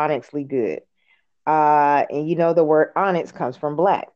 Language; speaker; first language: English; native; English